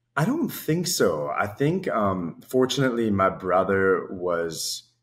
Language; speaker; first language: English; native; English